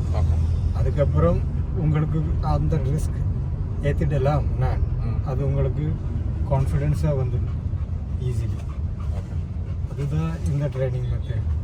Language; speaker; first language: Tamil; non-native, learner; Malayalam